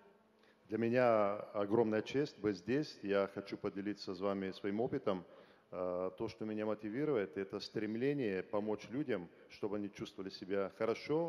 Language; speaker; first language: Russian; non-native, fluent; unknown